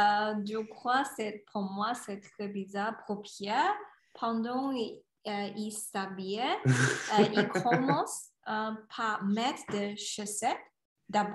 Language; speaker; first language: French; non-native, learner; Chinese